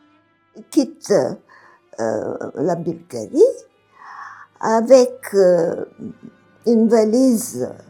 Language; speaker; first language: French; non-native, fluent; Bulgarian